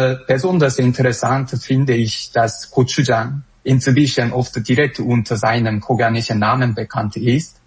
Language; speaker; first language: German; non-native, fluent; Korean